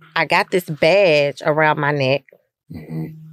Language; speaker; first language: English; native; English